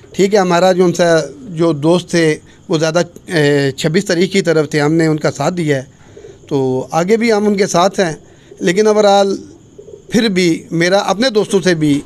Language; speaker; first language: Urdu; native; Urdu